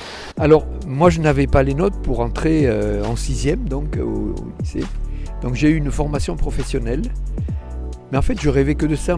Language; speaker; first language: French; native; French